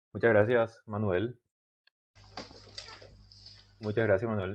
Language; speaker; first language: Spanish; native; Spanish